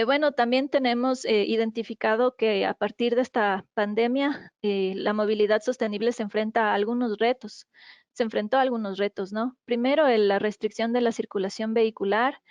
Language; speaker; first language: Spanish; native; Spanish